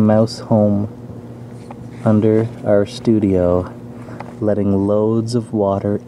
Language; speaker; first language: English; native; English